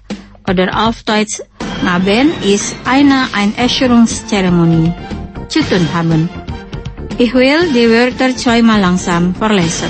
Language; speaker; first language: German; non-native, fluent; Indonesian